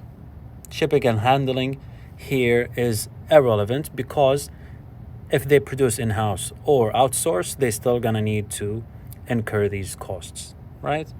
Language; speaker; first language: English; non-native, fluent; Arabic